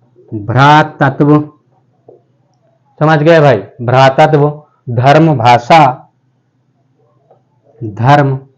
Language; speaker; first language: Hindi; native; Hindi